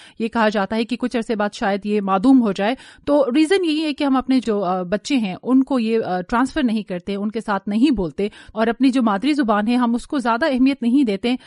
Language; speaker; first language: Urdu; non-native, local second language; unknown